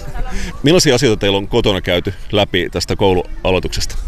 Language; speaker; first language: Finnish; native; Finnish